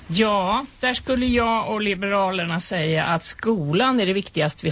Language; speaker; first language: Swedish; native; Swedish